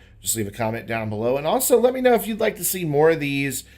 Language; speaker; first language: English; native; English